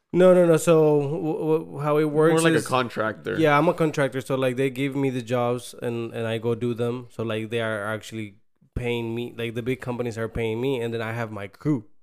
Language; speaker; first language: English; early bilingual, other home language; Spanish